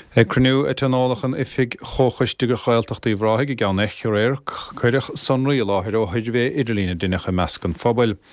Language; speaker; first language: Irish; native; Irish